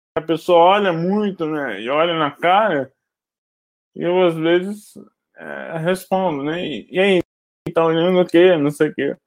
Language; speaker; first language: Portuguese; native; Portuguese